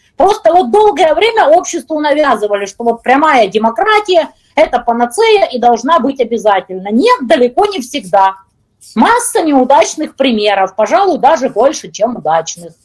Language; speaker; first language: Russian; native; Russian